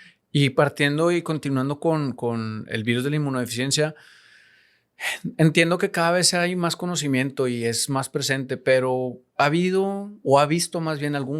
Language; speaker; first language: Spanish; native; Spanish